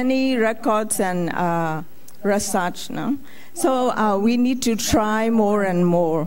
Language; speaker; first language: English; non-native, fluent; Burmese